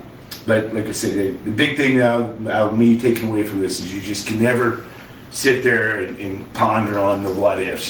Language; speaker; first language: English; native; English